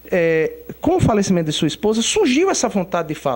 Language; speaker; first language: Portuguese; native; Portuguese